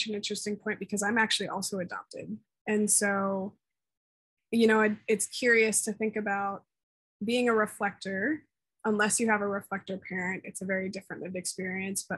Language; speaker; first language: English; native; English